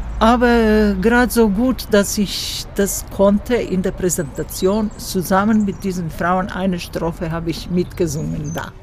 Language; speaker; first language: German; non-native, fluent; Croatian